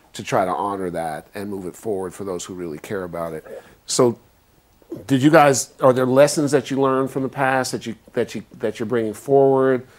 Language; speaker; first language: English; native; English